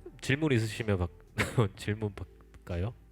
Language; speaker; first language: Korean; native; Korean